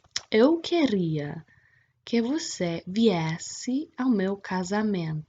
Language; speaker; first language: Portuguese; non-native, fluent; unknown